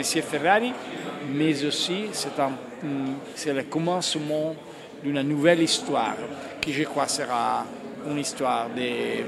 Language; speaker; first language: French; non-native, fluent; Italian